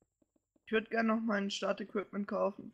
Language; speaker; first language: German; native; German